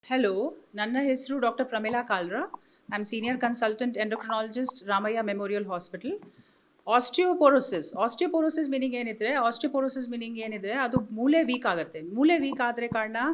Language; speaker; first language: Kannada; non-native, learner; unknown